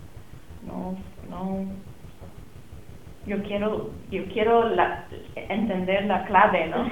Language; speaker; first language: Spanish; non-native, fluent; English